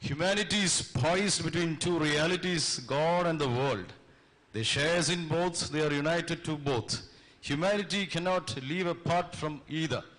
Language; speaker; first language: English; non-native, local second language; Malayalam